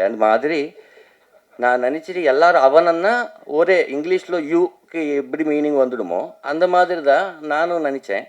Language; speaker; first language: Tamil; non-native, learner; Telugu